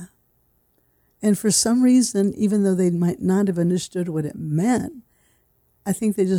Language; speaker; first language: English; native; English